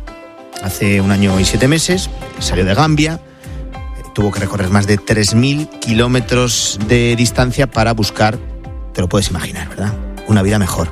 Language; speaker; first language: Spanish; native; Spanish